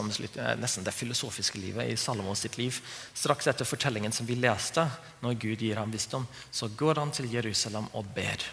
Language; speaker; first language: Norwegian; non-native, fluent; English